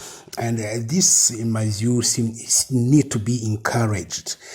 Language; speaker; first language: English; non-native, fluent; Rundi